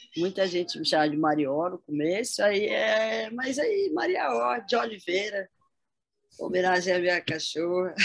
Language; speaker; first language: Portuguese; native; Portuguese